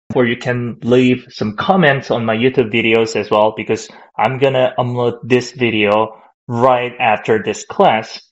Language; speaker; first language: English; non-native, fluent; Korean